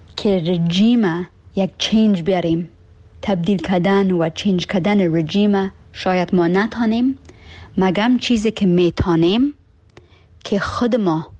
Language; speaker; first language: Persian; early bilingual, heritage; Persian